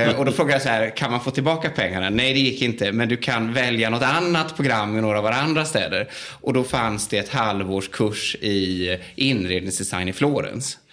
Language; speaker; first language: Swedish; native; Swedish